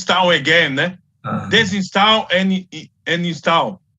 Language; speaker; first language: English; non-native, learner; Portuguese